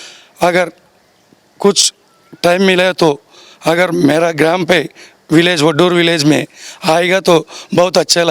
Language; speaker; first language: Hindi; non-native, local second language; Telugu